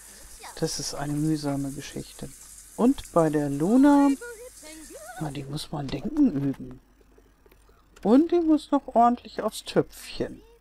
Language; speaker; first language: German; native; German